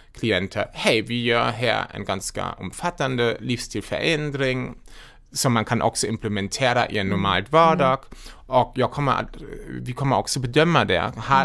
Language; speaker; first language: Swedish; non-native, fluent; German